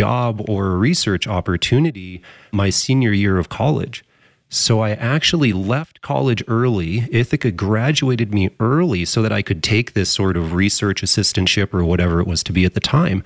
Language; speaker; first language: English; native; English